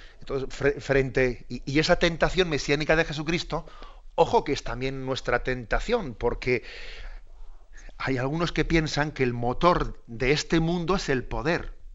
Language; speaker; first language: Spanish; native; Spanish